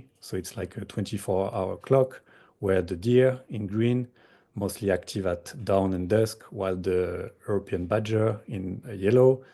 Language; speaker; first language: English; non-native, fluent; French